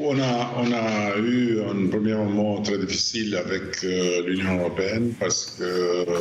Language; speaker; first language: French; non-native, fluent; Albanian